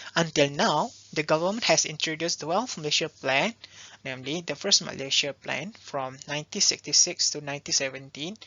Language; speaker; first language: English; non-native, local second language; Malay